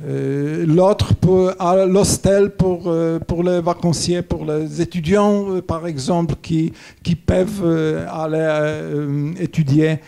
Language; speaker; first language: French; non-native, fluent; Polish